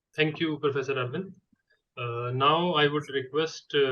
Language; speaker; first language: English; non-native, local second language; Punjabi